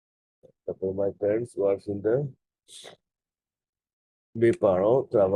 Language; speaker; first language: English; non-native, local second language; Bangla